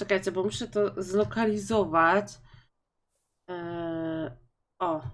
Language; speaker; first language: Polish; native; Polish